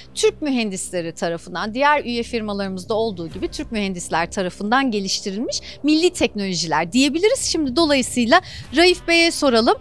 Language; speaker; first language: Turkish; native; Turkish